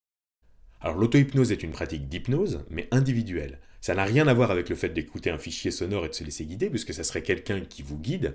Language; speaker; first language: French; native; French